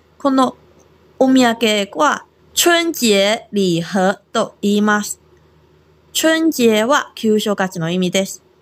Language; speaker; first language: Japanese; non-native, fluent; Chinese